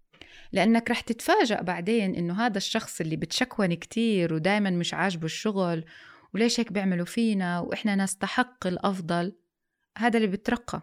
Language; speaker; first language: Arabic; native; Arabic